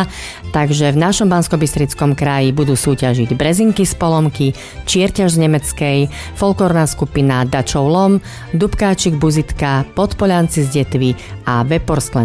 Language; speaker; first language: Slovak; native; Slovak